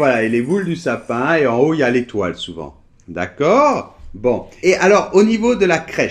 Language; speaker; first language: French; native; French